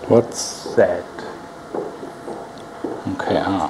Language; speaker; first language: English; non-native, fluent; German